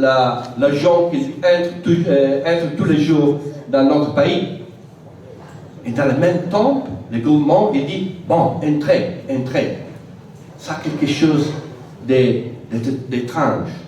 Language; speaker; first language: French; non-native, fluent; Italian